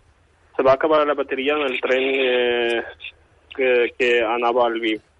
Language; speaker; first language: Catalan; non-native, fluent; Ukrainian